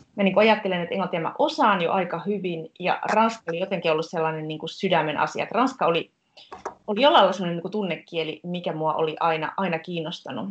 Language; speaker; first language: Finnish; native; Finnish